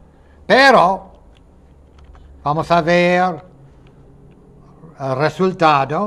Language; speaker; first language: Spanish; non-native, fluent; English